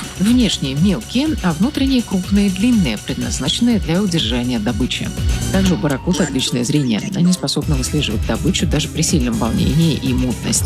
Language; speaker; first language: Russian; native; Russian